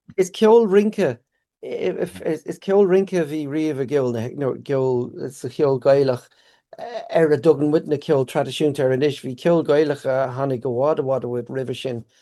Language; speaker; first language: Irish; native; Irish